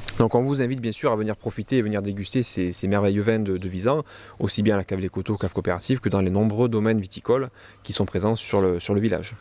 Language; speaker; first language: French; native; French